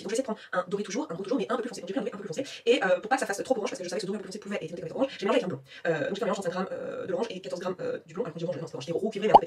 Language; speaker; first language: French; native; French